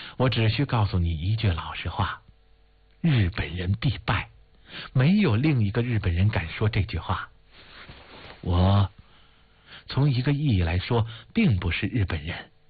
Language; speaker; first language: Chinese; native; Chinese